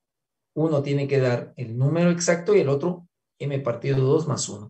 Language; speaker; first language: Spanish; native; Spanish